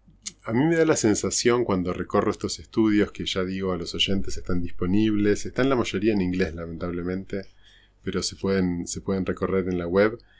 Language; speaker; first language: Spanish; native; Spanish